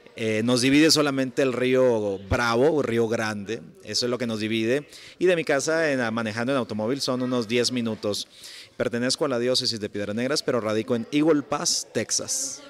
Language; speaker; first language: Spanish; native; Spanish